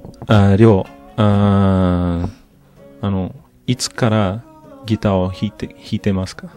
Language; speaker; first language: Japanese; non-native, learner; Portuguese